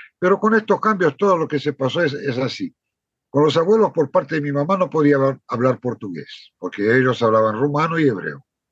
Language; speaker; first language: Spanish; non-native, fluent; Romanian